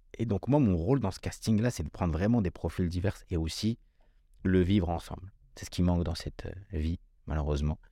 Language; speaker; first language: French; early bilingual, other home language; Kabyle